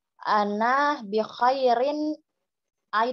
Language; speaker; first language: Arabic; non-native, learner; Indonesian